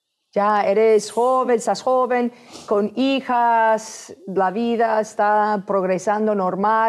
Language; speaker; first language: Spanish; non-native, fluent; English